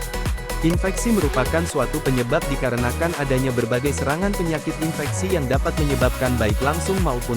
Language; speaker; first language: Indonesian; native; Indonesian